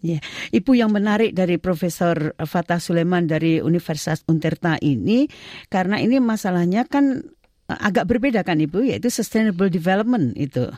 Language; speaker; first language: Indonesian; native; Indonesian